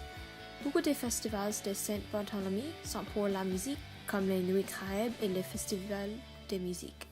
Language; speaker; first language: French; non-native, learner; English